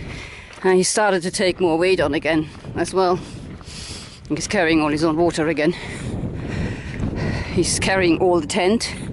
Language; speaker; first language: English; native; English